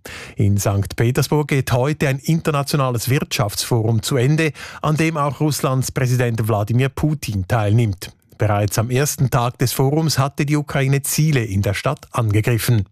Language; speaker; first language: German; native; German